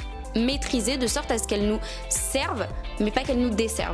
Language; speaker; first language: French; native; French